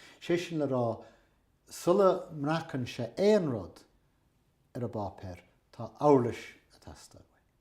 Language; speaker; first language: Irish; native; Irish